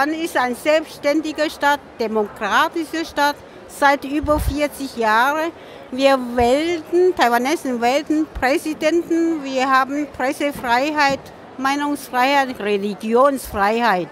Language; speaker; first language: German; non-native, fluent; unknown